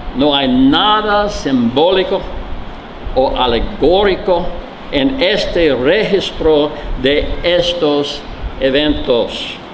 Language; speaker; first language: Spanish; non-native, learner; English